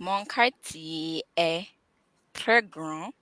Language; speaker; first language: French; non-native, learner; English